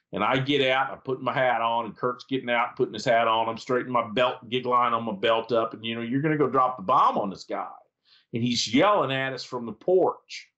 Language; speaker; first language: English; native; English